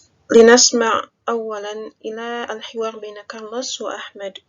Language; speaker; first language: Arabic; non-native, fluent; Indonesian